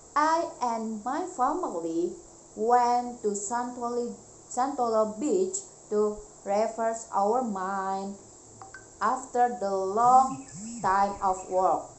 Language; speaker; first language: English; non-native, learner; Indonesian